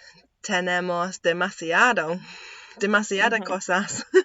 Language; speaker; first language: Spanish; non-native, learner; English